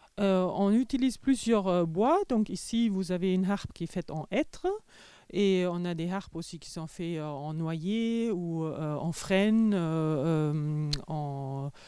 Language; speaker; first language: French; non-native, fluent; German